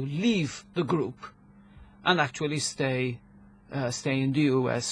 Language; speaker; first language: English; non-native, local second language; Maltese